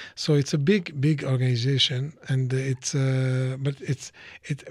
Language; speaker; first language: English; non-native, fluent; French